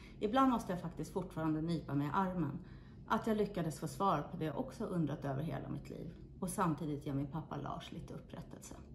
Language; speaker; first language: Swedish; native; Swedish